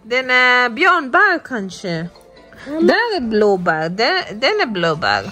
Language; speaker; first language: Swedish; non-native, learner; Filipino